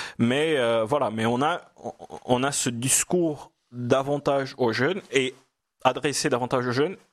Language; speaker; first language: French; non-native, fluent; Portuguese